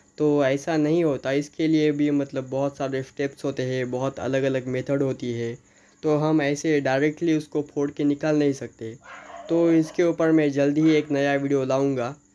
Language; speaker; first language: Hindi; native; Hindi